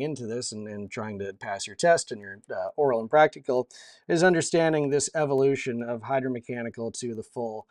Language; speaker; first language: English; native; English